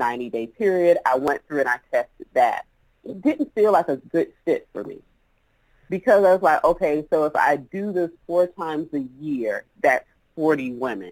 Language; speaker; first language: English; native; English